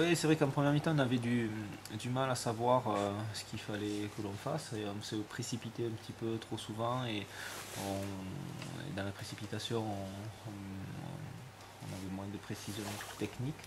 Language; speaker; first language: French; native; French